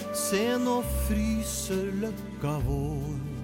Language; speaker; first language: Norwegian; native; Norwegian